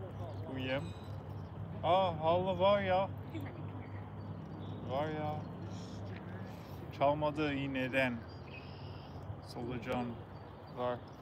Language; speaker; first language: Turkish; non-native, learner; English